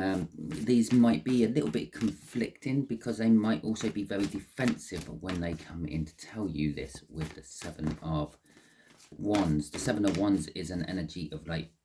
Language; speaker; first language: English; native; English